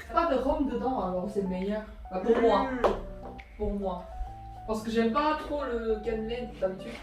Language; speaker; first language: French; non-native, fluent; Korean